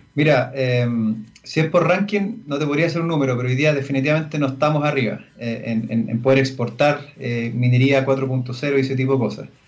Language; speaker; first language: Spanish; native; Spanish